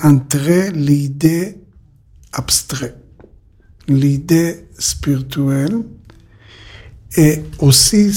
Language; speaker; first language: French; non-native, learner; Hebrew